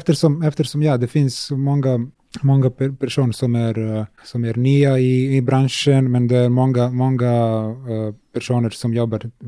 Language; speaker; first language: Swedish; non-native, learner; Serbian